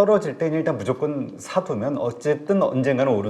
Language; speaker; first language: Korean; native; Korean